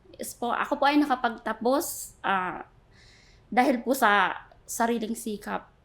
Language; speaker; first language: Filipino; non-native, local second language; Bikol